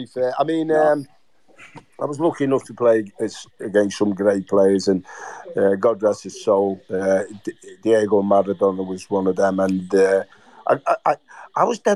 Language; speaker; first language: English; native; English